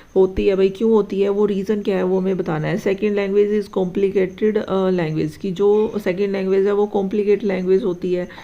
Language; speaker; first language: Hindi; native; Hindi